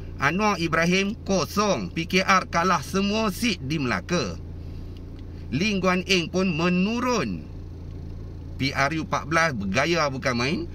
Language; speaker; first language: Malay; native; Malay